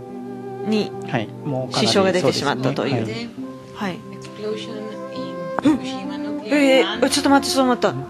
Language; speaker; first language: Japanese; native; Japanese